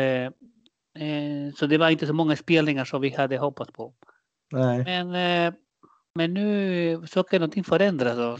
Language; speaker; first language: Swedish; non-native, fluent; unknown